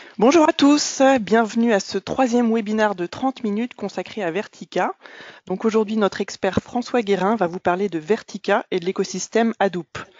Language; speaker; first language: French; native; French